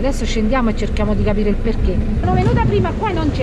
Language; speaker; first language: Italian; native; Italian